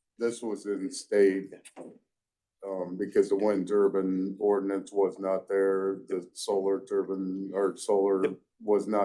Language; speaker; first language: English; native; English